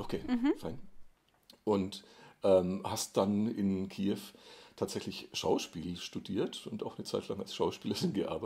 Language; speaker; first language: German; native; German